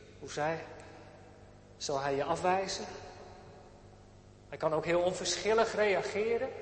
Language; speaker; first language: Dutch; native; Dutch